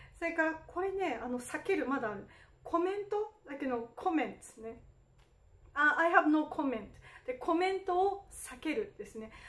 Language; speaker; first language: Japanese; native; Japanese